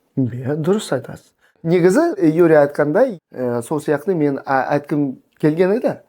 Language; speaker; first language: Kazakh; non-native, local second language; Russian